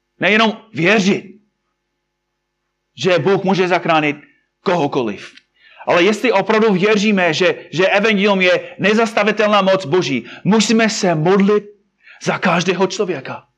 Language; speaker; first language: Czech; non-native, fluent; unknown